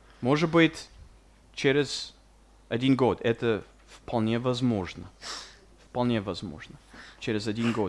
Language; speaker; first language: Russian; non-native, fluent; English